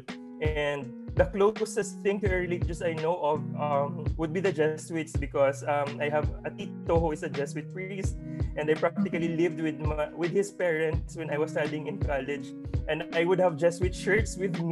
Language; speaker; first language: English; non-native, local second language; Hiligaynon